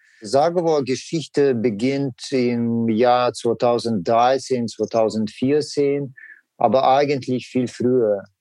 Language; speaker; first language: German; non-native, learner; Russian